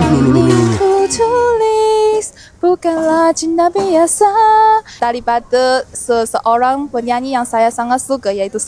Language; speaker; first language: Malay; non-native, fluent; Chinese